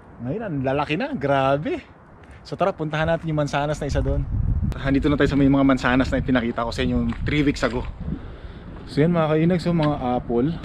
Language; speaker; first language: Filipino; native; Filipino